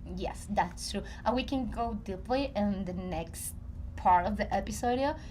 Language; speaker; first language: English; non-native, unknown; Spanish